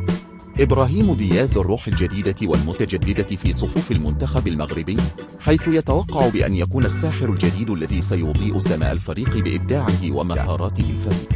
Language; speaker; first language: Arabic; native; Arabic